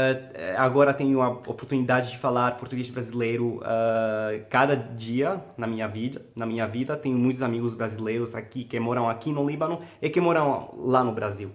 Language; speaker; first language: Portuguese; non-native, fluent; Arabic